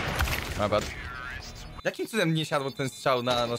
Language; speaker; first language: Polish; native; Polish